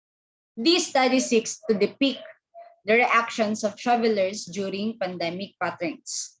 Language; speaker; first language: English; non-native, local second language; Filipino